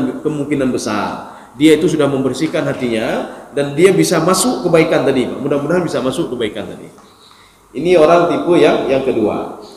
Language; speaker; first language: Malay; non-native, local second language; Achinese